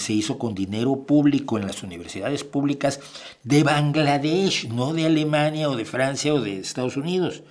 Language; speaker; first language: Spanish; native; Spanish